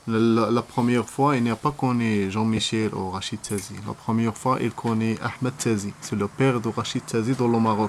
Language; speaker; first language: French; non-native, learner; Arabic